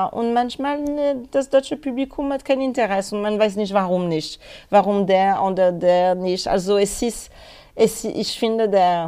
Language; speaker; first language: German; non-native, fluent; French